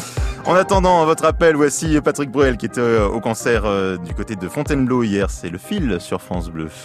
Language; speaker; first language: French; native; French